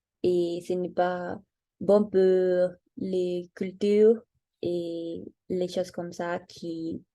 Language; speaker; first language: French; non-native, learner; Spanish